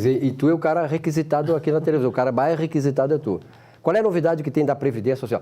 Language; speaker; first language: Portuguese; native; Portuguese